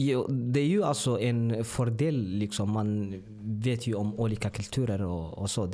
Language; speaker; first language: Swedish; non-native, fluent; Tigrinya